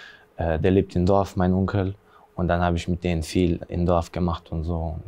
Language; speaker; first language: German; early bilingual, other home language; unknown